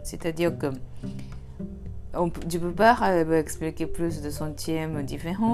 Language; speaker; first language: French; non-native, fluent; Japanese